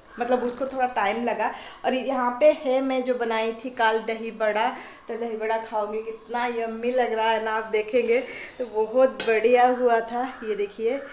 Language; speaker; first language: Hindi; non-native, local second language; Odia